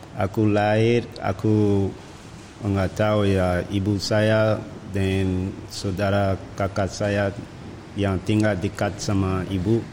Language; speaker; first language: Indonesian; non-native, fluent; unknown